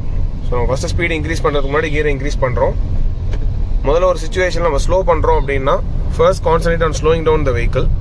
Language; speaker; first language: Tamil; native; Tamil